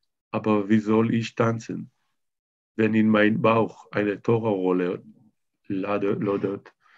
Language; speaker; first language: German; non-native, learner; Hebrew